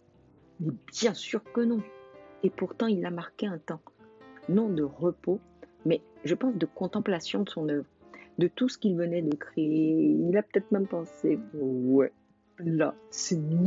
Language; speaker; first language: French; native; French